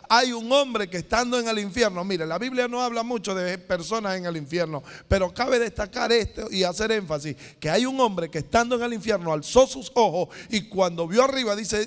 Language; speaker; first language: Spanish; native; Spanish